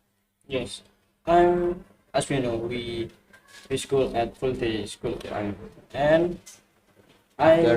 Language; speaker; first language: English; non-native, learner; Indonesian